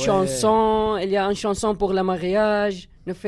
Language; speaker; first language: French; non-native, learner; Arabic